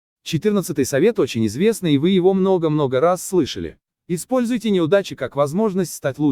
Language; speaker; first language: Russian; native; Russian